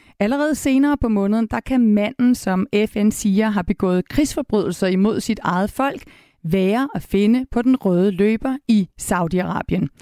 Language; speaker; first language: Danish; native; Danish